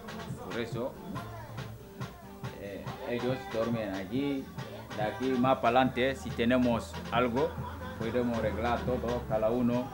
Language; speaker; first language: Spanish; non-native, local second language; Wolof